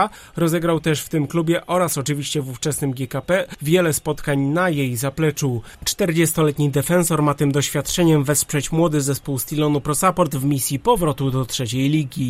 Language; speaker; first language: Polish; native; Polish